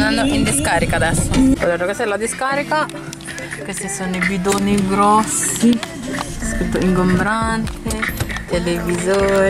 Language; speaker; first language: Italian; early bilingual, other home language; Filipino